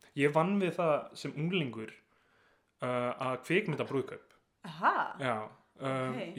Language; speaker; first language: Icelandic; native; Icelandic